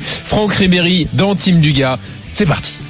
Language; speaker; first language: French; native; French